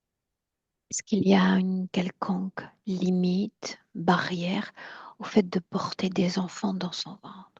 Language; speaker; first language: French; native; French